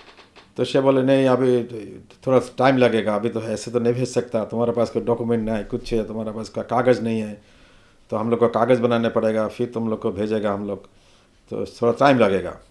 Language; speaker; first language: Hindi; non-native, learner; Bangla